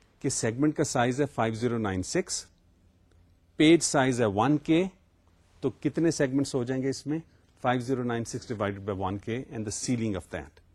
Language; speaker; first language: Urdu; native; Urdu